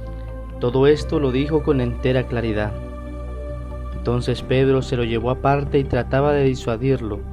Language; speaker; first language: Spanish; native; Spanish